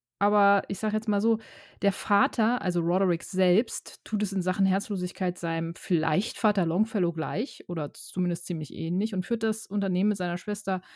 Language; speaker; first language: German; native; German